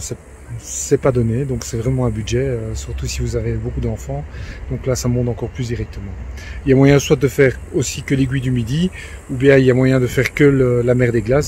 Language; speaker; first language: French; native; French